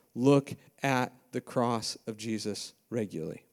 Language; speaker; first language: English; native; English